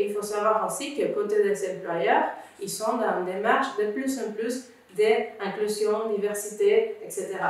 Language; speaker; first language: French; non-native, fluent; Spanish